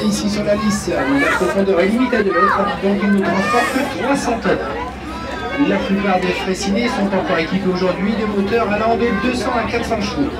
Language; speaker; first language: French; native; French